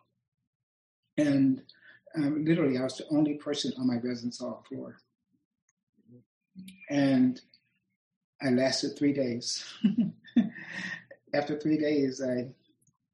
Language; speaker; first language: English; native; English